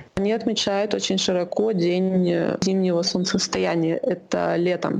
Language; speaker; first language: Russian; native; Russian